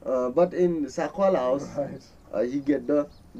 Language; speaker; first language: English; non-native, learner; Newari